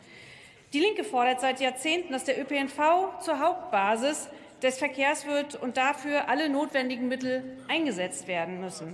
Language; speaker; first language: German; native; German